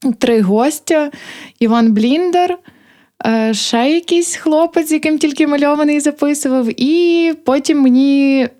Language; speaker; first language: Ukrainian; native; Ukrainian